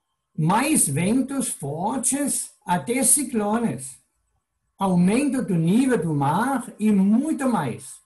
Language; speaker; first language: Portuguese; non-native, fluent; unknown